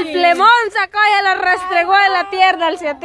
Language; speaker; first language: Spanish; native; Spanish